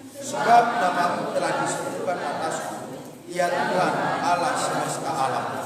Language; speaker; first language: Indonesian; non-native, local second language; Batak Toba